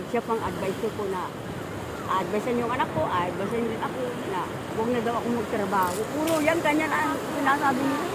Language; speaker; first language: Filipino; non-native, local second language; Pangasinan